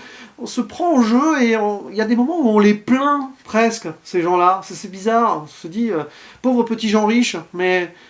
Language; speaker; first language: French; native; French